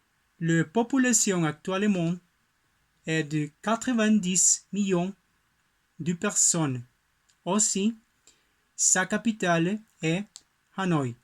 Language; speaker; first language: French; non-native, learner; Spanish